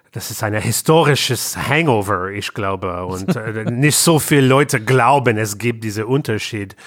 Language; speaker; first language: German; non-native, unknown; English